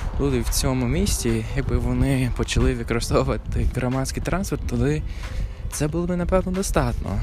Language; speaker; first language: Ukrainian; non-native, fluent; English